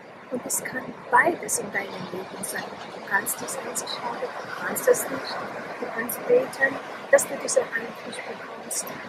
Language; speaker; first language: German; non-native, fluent; Polish